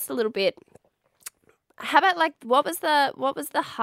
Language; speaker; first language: English; native; English